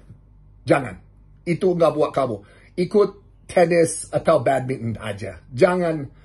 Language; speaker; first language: Indonesian; non-native, learner; English